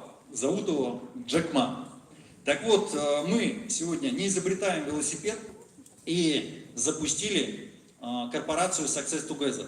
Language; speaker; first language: Russian; native; Russian